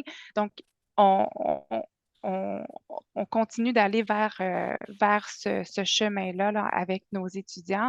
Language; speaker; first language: French; native; French